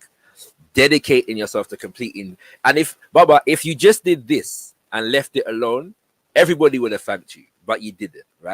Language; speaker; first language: English; native; English